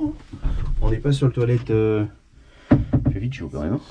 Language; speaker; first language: French; native; French